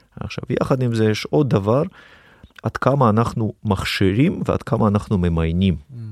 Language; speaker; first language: Hebrew; early bilingual, other home language; Russian